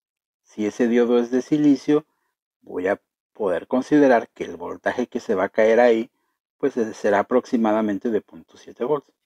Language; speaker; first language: Spanish; native; Spanish